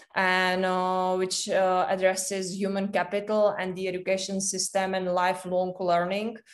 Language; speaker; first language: English; non-native, fluent; Czech